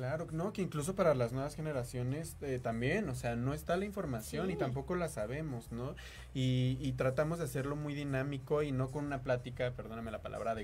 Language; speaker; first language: Spanish; native; Spanish